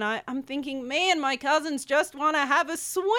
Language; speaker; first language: English; native; English